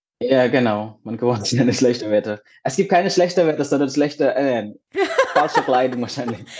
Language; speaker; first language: German; non-native, learner; Indonesian